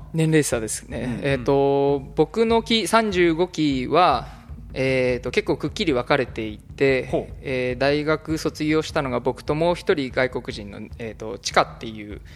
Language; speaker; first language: Japanese; early bilingual, heritage; Japanese